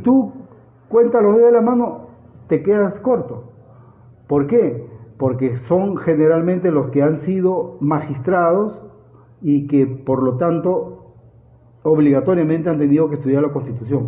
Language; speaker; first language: Spanish; native; Spanish